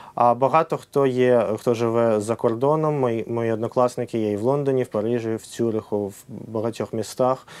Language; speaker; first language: Ukrainian; non-native, local second language; Russian